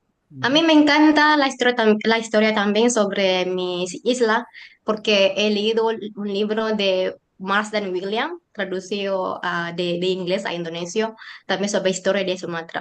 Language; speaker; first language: Spanish; non-native, learner; Indonesian